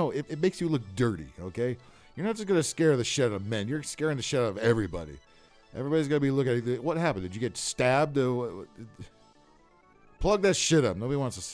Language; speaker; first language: English; native; English